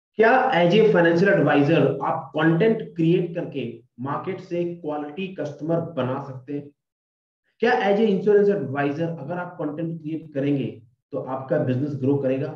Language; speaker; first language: Hindi; native; Hindi